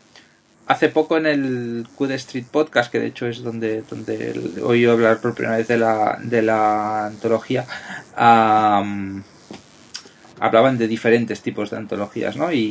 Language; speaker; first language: Spanish; native; Spanish